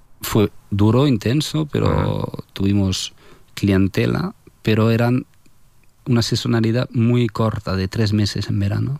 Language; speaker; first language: Spanish; non-native, fluent; French